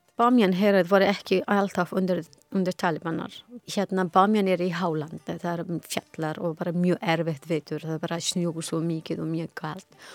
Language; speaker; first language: Icelandic; non-native, learner; Persian